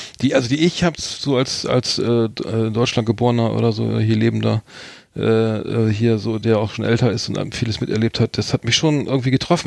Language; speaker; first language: German; native; German